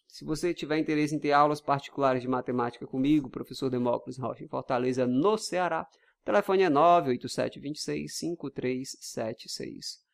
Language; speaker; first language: Portuguese; native; Portuguese